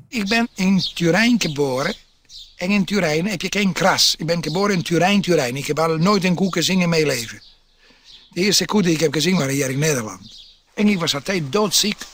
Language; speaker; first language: Dutch; non-native, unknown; Italian